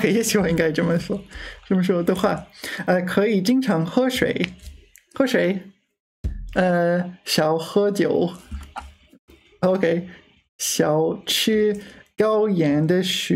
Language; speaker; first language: Chinese; non-native, learner; English